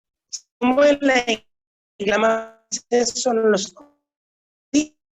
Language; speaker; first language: Spanish; non-native, local second language; Haitian Creole